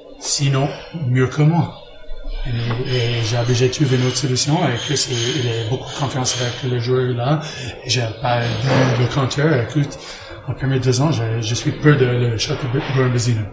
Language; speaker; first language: French; non-native, learner; English